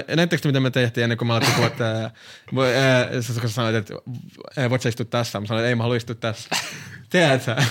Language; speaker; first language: Finnish; early bilingual, other home language; Arabic